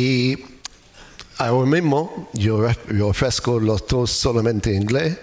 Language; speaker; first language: Spanish; non-native, learner; English